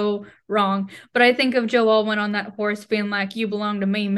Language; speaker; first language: English; native; English